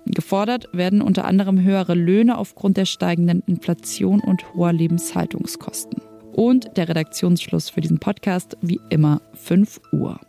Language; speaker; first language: German; native; German